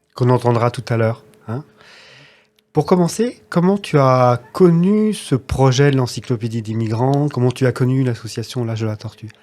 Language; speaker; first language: French; native; French